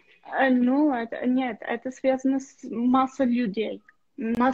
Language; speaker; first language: Russian; non-native, local second language; Armenian